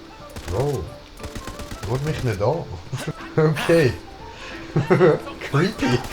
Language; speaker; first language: German; native; German